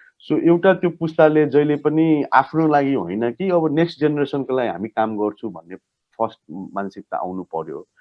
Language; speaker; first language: Nepali; non-native, local second language; Maithili